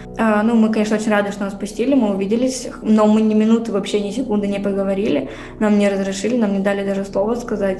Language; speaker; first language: Russian; native; Russian